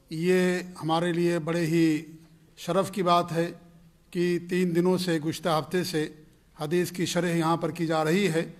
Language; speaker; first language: Urdu; native; Urdu